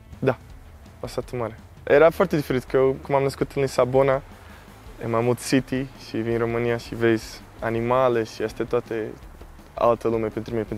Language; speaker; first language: Romanian; early bilingual, heritage; Romanian